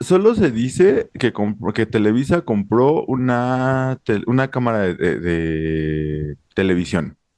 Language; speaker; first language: Spanish; native; Spanish